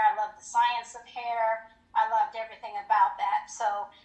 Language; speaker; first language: English; native; English